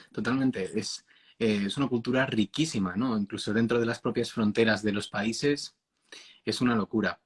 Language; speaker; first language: Spanish; native; Spanish